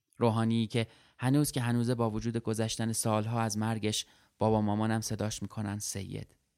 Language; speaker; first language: Persian; early bilingual, other home language; Arabic